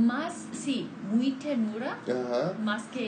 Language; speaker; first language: Spanish; non-native, fluent; English